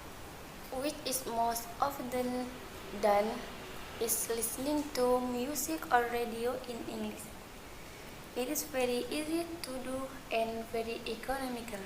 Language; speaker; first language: English; non-native, learner; Indonesian